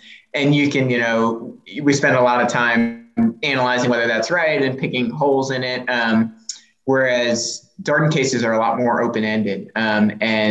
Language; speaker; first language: English; native; English